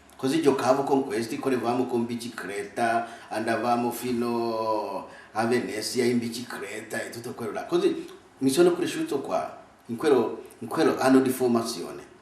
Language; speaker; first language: Italian; non-native, fluent; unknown